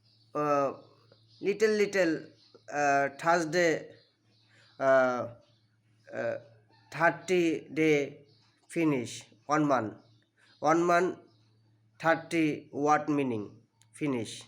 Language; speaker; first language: English; non-native, learner; Bangla